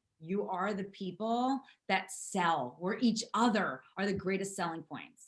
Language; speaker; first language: English; native; English